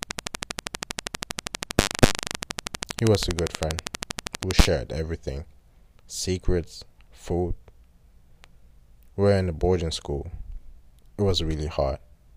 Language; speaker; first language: English; non-native, local second language; German